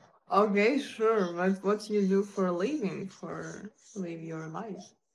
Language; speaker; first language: English; non-native, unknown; Ukrainian